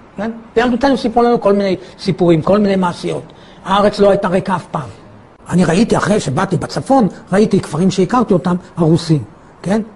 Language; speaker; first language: Hebrew; native; Hebrew